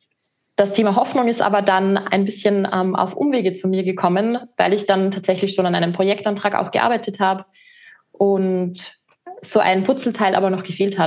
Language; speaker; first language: German; native; German